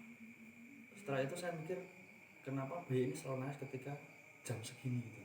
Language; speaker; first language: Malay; non-native, local second language; Javanese